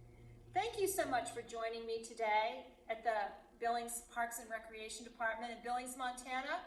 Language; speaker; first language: English; native; English